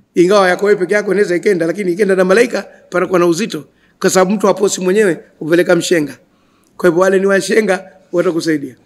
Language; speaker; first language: Swahili; native; Swahili